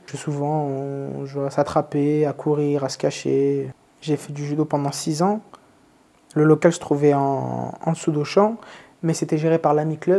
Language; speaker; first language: French; native; French